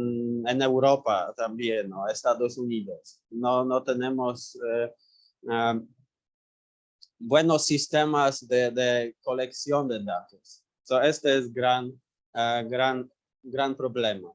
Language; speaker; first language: Spanish; non-native, learner; Polish